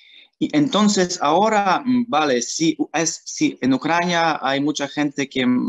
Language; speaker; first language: Spanish; non-native, learner; Ukrainian